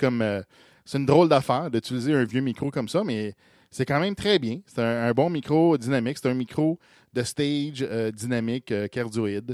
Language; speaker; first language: French; native; French